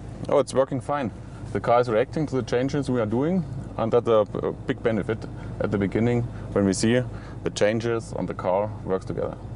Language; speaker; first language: English; non-native, fluent; German